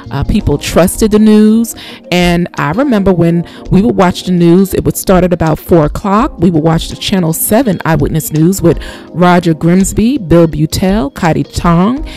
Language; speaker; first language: English; native; English